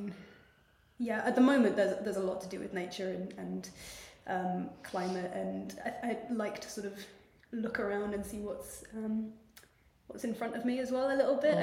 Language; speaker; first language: English; native; English